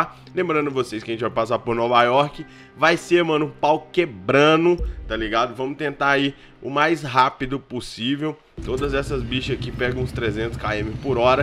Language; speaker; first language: Portuguese; native; Portuguese